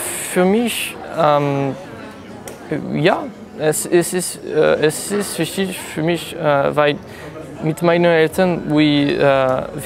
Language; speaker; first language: German; non-native, learner; French